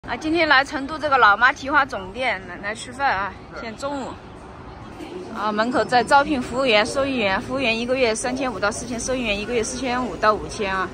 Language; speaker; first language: Chinese; native; Chinese